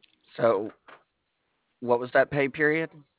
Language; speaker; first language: English; native; English